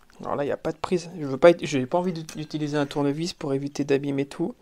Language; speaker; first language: French; native; French